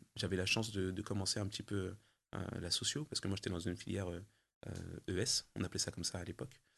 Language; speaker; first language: French; early bilingual, other home language; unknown